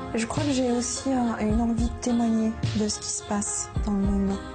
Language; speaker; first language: French; native; French